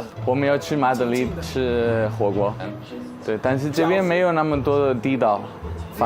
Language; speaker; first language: Chinese; non-native, fluent; Spanish